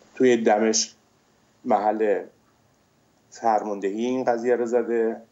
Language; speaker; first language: Persian; native; Persian